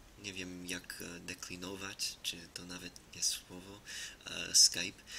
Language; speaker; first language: Polish; non-native, learner; English